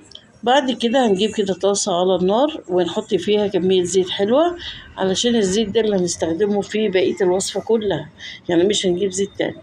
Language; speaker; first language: Arabic; native; Arabic